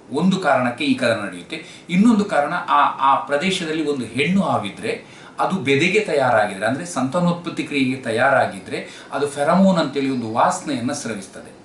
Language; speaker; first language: Kannada; native; Kannada